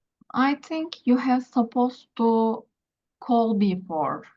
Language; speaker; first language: English; non-native, learner; Turkish